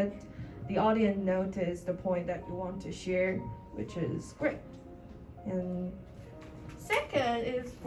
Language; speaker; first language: English; non-native, learner; Chinese